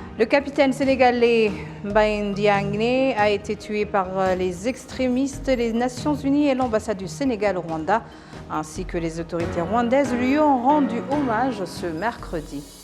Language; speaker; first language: French; non-native, local second language; Kinyarwanda